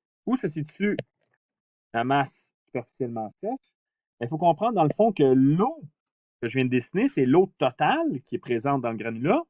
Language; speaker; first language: French; native; French